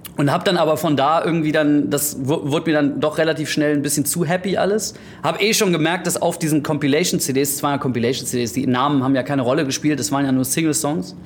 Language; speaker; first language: German; early bilingual, heritage; German